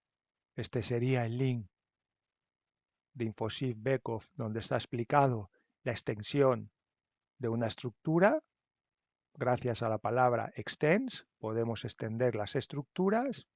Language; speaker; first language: Spanish; native; Spanish